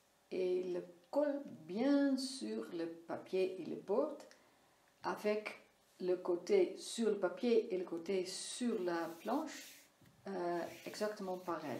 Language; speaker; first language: French; non-native, fluent; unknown